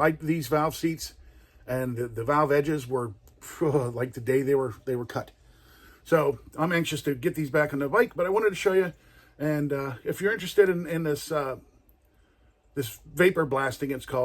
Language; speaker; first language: English; native; English